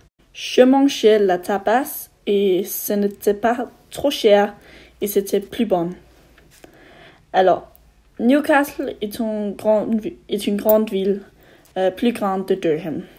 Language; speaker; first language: French; non-native, learner; Danish